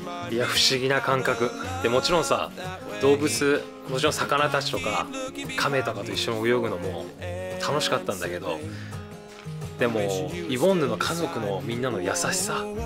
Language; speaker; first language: Japanese; native; Japanese